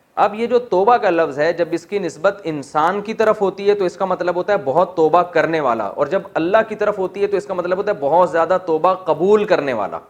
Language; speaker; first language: Urdu; native; Urdu